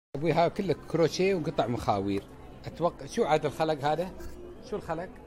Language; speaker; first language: Arabic; native; Arabic